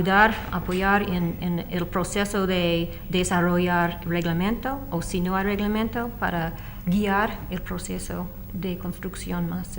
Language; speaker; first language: Spanish; non-native, fluent; English